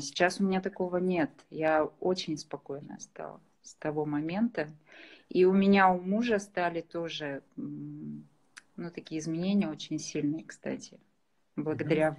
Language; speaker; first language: Russian; native; Russian